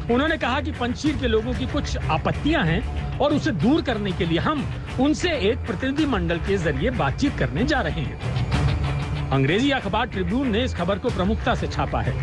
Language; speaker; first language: Hindi; native; Hindi